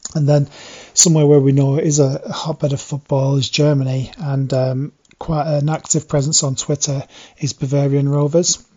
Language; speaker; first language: English; native; English